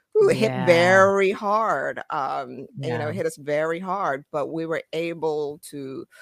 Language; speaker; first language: English; native; English